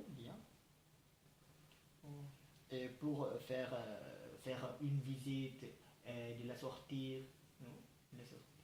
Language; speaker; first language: French; non-native, learner; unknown